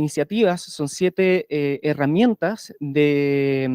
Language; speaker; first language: Spanish; native; Spanish